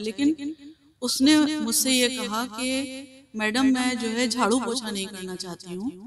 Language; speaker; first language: Hindi; native; Hindi